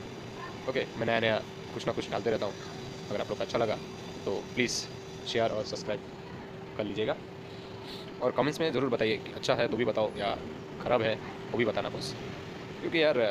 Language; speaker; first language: Hindi; non-native, local second language; Bangla